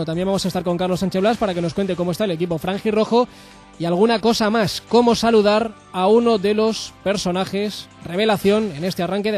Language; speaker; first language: Spanish; native; Spanish